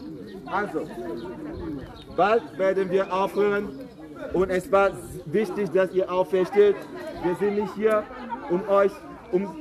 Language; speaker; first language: German; non-native, fluent; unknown